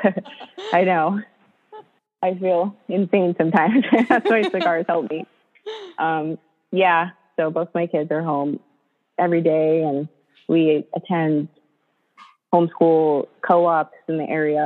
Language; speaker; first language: English; native; English